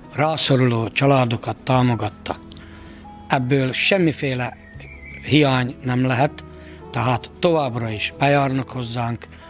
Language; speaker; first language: Hungarian; native; Hungarian